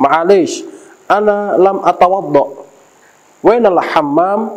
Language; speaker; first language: Arabic; non-native, learner; Indonesian